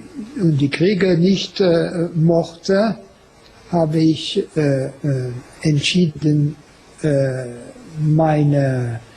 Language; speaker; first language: German; non-native, fluent; French